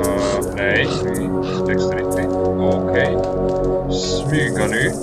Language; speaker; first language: Swedish; non-native, learner; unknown